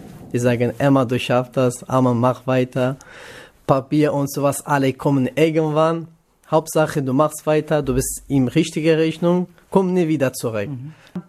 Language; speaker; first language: German; non-native, learner; Kurdish